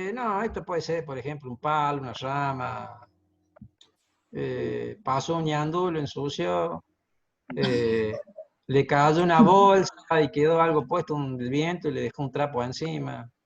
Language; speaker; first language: Spanish; native; Spanish